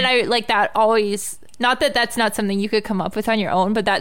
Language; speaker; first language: English; native; English